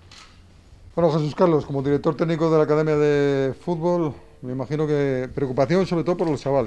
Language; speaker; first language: Spanish; native; Spanish